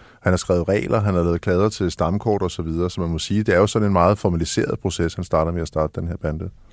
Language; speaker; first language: Danish; native; Danish